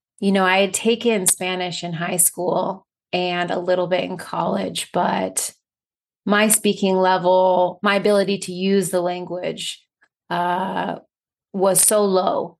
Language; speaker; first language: English; native; English